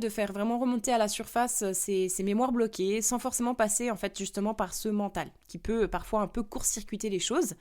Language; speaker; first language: French; native; French